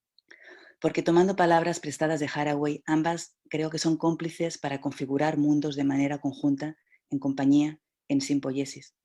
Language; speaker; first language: Spanish; native; Spanish